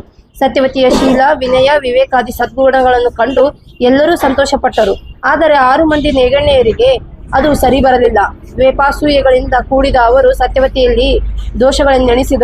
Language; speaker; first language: Kannada; native; Kannada